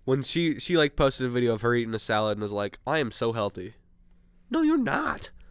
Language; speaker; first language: English; native; English